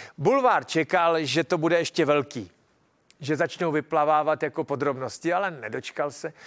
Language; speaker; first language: Czech; native; Czech